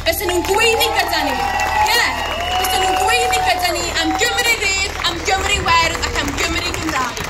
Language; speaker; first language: Welsh; non-native, local second language; English